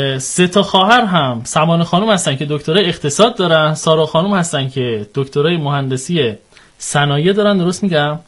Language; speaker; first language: Persian; native; Persian